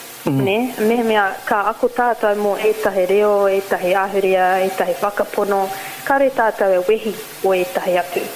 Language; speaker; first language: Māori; non-native, learner; Arabic